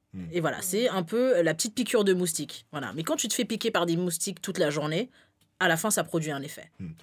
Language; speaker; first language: French; early bilingual, other home language; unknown